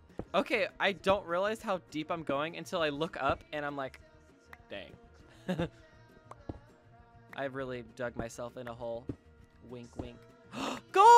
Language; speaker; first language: English; native; English